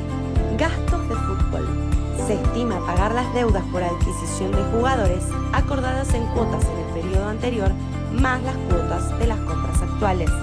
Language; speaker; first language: Spanish; native; Spanish